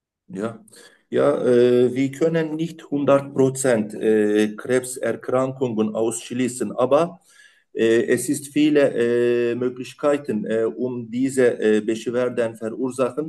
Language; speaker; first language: German; non-native, learner; Turkish